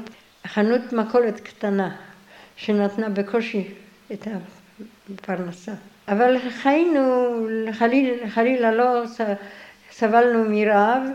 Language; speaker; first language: Hebrew; non-native, fluent; Polish